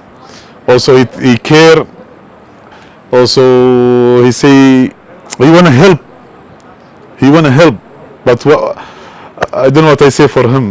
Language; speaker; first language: English; non-native, learner; Arabic